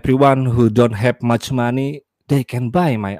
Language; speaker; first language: English; non-native, learner; Indonesian